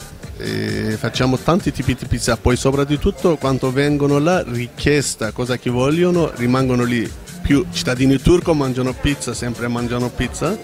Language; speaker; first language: Italian; non-native, learner; Turkish